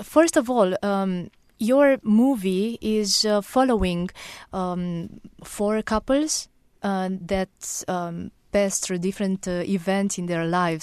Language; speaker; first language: English; non-native, fluent; Romanian